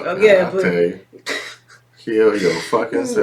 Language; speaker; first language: English; native; English